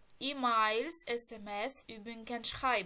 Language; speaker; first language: German; non-native, fluent; Ukrainian